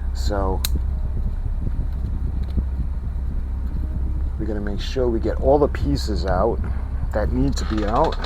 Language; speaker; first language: English; native; English